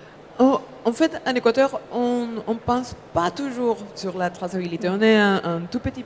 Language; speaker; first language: French; non-native, fluent; Spanish